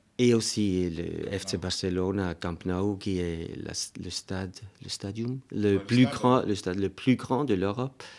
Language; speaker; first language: French; non-native, local second language; German